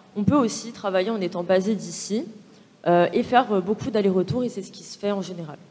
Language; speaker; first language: French; native; French